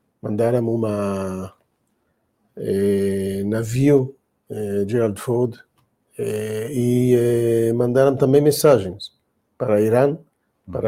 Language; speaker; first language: Portuguese; non-native, learner; Hebrew